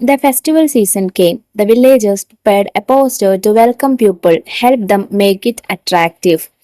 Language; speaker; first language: English; non-native, local second language; Malayalam